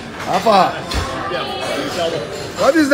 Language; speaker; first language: English; non-native, learner; Portuguese